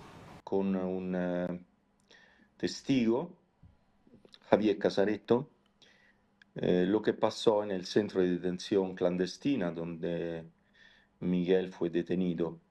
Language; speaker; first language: Spanish; non-native, fluent; Italian